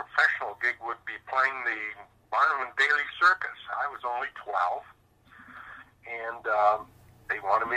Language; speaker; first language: English; native; English